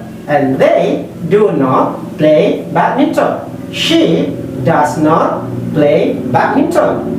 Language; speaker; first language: English; non-native, fluent; Indonesian